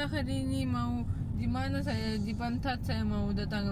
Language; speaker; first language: Indonesian; non-native, learner; Russian